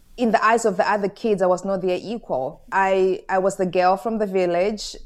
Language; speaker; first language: English; non-native, local second language; Shona